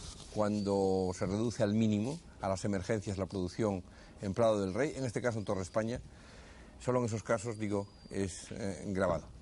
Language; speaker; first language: Spanish; native; Spanish